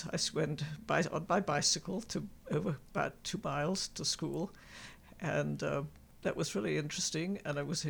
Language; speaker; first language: English; native; English